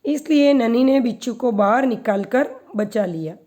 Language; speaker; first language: Hindi; non-native, local second language; Gujarati